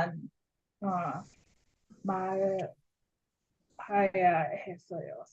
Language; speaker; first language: Korean; non-native, learner; English